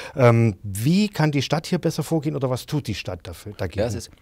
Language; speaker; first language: German; native; German